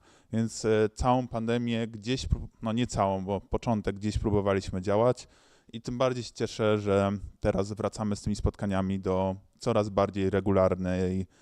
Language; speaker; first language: Polish; native; Polish